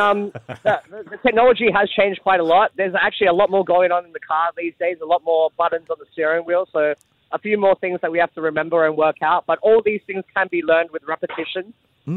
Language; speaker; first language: English; native; English